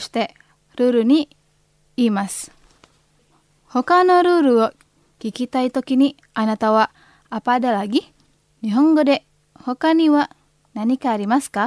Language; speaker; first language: Japanese; non-native, fluent; Indonesian